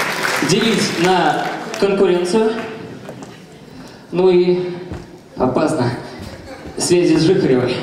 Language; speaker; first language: Russian; native; Russian